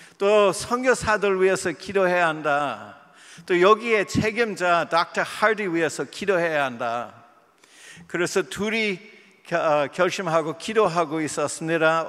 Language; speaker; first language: Korean; non-native, fluent; English